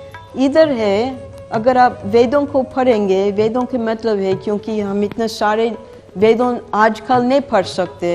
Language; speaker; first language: Hindi; non-native, fluent; English